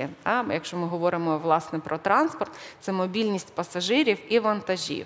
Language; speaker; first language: Ukrainian; native; Ukrainian